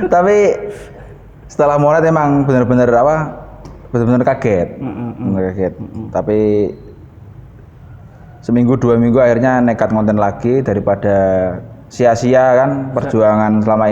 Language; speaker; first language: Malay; non-native, local second language; Javanese